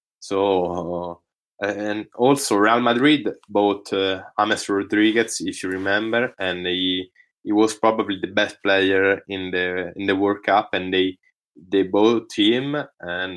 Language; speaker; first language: English; non-native, learner; Italian